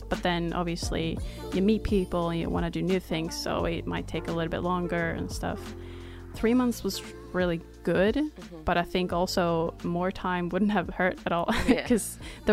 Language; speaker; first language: English; non-native, fluent; Swedish